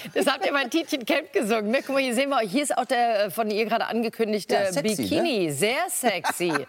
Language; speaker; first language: German; native; German